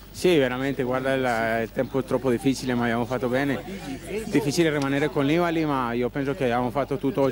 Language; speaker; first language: Italian; non-native, fluent; Spanish